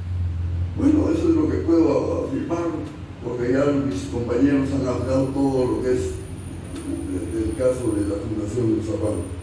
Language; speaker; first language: Spanish; native; Spanish